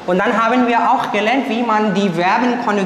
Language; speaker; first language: German; non-native, learner; Marathi